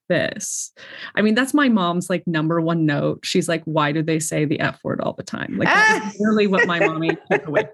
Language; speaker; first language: English; native; English